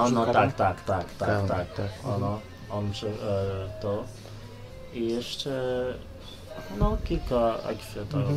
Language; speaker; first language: Polish; non-native, learner; Lingala